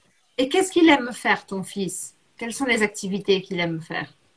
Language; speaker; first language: French; non-native, fluent; Portuguese